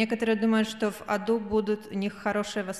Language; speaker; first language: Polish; non-native, learner; Russian